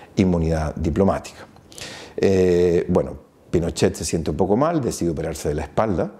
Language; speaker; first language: Spanish; native; Spanish